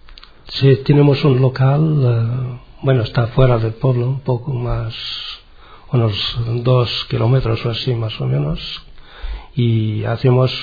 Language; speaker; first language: Spanish; non-native, learner; Arabic